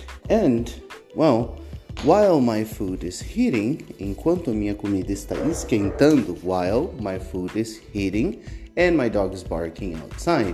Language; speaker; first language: English; non-native, fluent; Portuguese